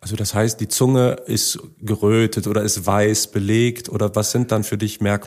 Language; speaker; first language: German; native; German